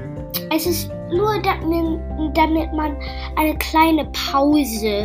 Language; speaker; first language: German; non-native, learner; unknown